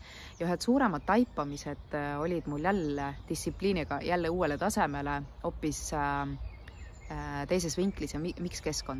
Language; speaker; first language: Estonian; native; Estonian